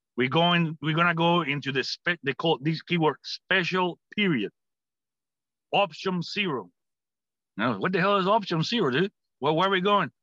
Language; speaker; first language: English; non-native, fluent; Spanish